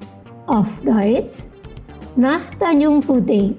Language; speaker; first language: German; non-native, fluent; Indonesian